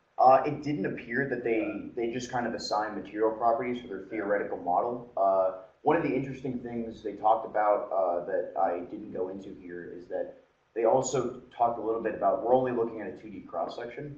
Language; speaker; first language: English; native; English